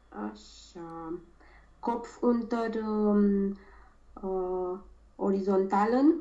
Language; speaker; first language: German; non-native, learner; Romanian